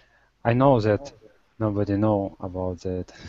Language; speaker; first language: English; non-native, learner; Russian